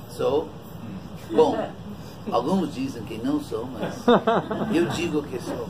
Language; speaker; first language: Portuguese; non-native, fluent; English